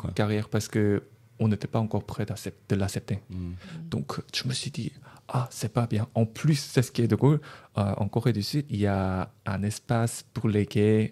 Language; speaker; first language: French; non-native, learner; Korean